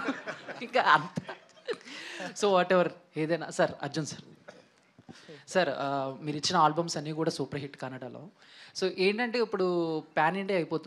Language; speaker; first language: Telugu; native; Telugu